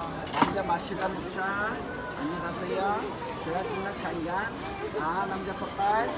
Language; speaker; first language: Korean; non-native, learner; Turkish